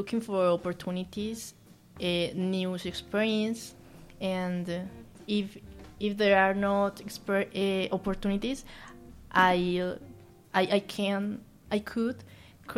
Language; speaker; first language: English; non-native, learner; Spanish